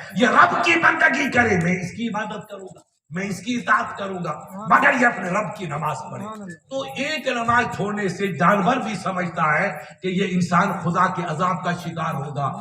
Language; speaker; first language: Urdu; non-native, local second language; Sindhi